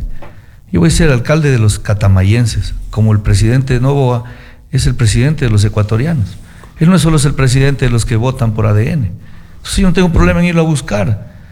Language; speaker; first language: Spanish; native; Spanish